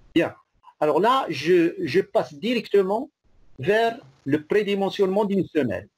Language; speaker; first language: French; non-native, local second language; Arabic